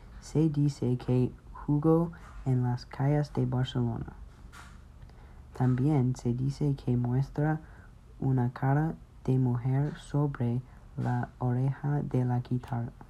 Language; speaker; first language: Spanish; non-native, learner; English